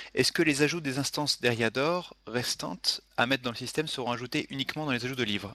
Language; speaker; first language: French; native; French